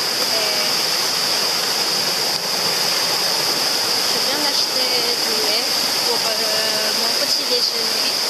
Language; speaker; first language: French; non-native, fluent; Indonesian